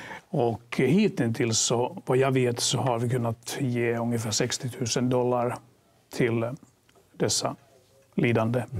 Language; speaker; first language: Swedish; non-native, fluent; Finnish